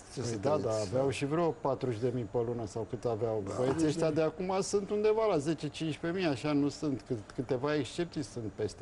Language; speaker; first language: Romanian; native; Romanian